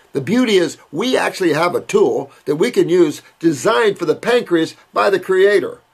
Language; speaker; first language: English; native; English